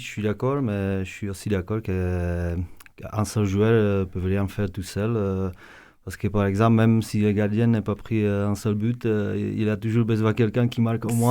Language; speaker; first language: French; non-native, fluent; Czech